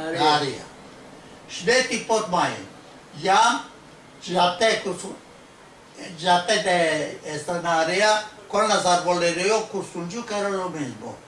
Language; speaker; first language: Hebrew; non-native, fluent; Ladino